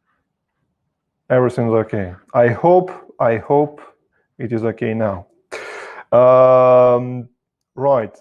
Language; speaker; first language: English; non-native, fluent; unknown